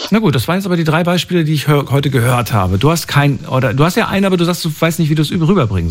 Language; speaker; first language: German; native; German